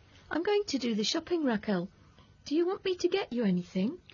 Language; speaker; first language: English; non-native, fluent; Spanish